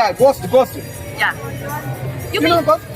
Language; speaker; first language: English; non-native, learner; Malayalam